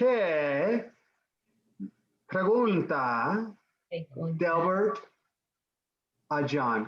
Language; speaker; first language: Spanish; non-native, fluent; English